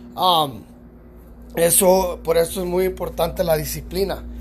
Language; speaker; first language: Spanish; early bilingual, heritage; Spanish